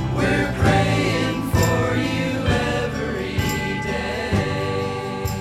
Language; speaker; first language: English; native; English